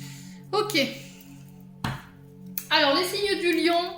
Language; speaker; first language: French; native; French